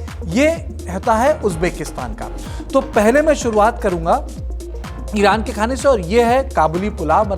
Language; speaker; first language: Hindi; native; Hindi